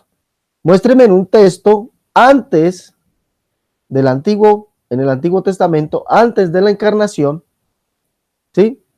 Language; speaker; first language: Spanish; native; Spanish